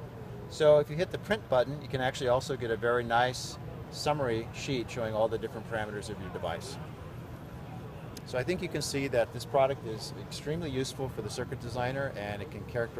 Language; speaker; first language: English; native; English